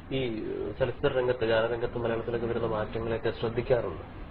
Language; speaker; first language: Malayalam; native; Malayalam